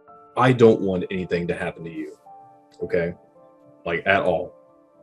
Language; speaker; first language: English; native; English